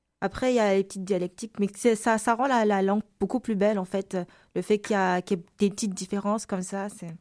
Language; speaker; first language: French; non-native, local second language; Malagasy